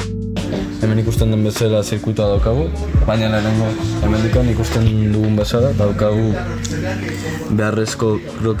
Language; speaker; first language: Basque; non-native, local second language; Spanish